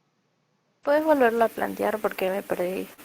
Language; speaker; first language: Spanish; native; Spanish